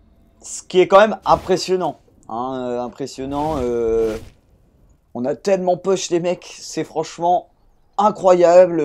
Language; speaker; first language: French; native; French